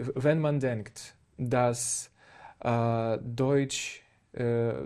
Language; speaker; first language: German; non-native, fluent; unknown